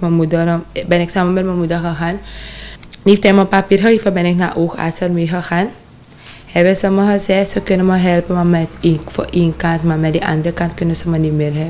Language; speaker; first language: Dutch; non-native, local second language; Sranan Tongo